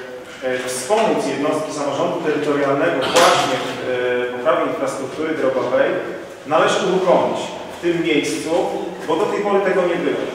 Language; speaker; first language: Polish; native; Polish